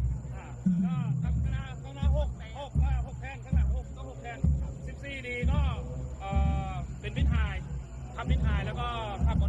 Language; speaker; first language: Thai; native; Thai